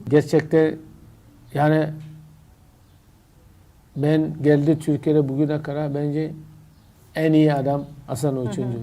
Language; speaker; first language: Turkish; non-native, learner; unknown